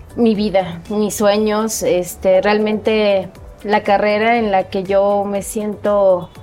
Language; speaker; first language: Spanish; native; Spanish